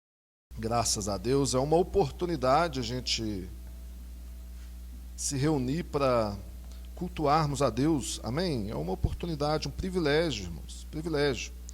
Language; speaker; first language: Portuguese; native; Portuguese